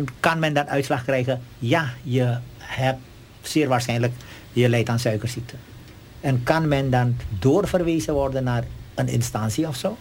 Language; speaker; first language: Dutch; native; Dutch